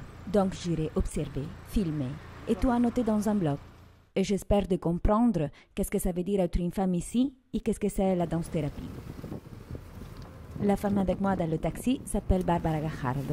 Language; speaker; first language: French; non-native, fluent; Italian